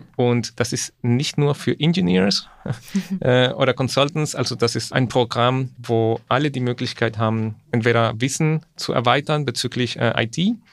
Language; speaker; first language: German; non-native, fluent; Spanish